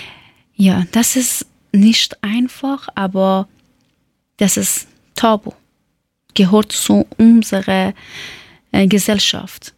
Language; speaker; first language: German; non-native, learner; Persian